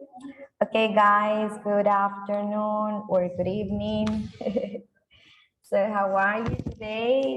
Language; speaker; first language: English; non-native, fluent; Spanish